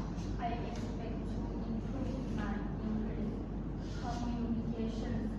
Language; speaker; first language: English; non-native, learner; Lao